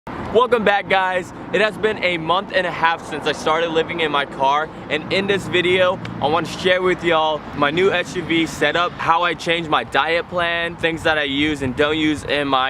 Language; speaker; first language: English; native; English